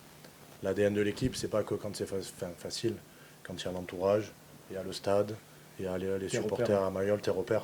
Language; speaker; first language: French; native; French